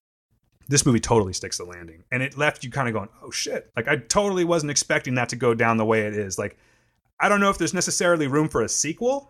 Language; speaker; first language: English; native; English